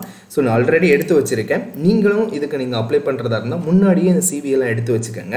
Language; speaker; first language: Tamil; native; Tamil